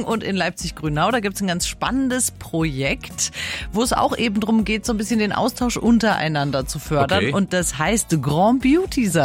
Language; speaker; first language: German; native; German